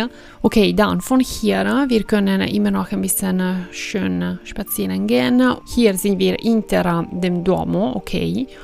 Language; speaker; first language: German; non-native, fluent; Italian